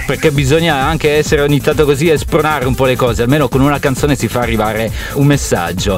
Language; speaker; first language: Italian; native; Italian